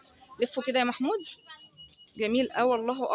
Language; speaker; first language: Arabic; native; Arabic